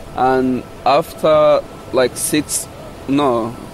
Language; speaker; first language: English; non-native, fluent; Kinyarwanda